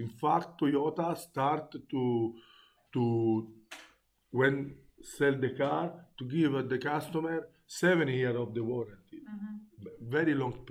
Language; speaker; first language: English; non-native, learner; Italian